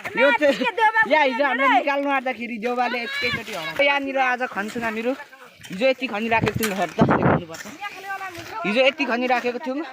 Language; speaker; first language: Nepali; non-native, local second language; Limbu